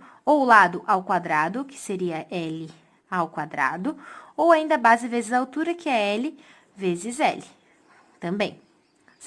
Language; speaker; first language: Portuguese; native; Portuguese